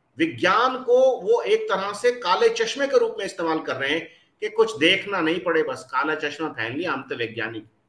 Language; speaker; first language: Hindi; native; Hindi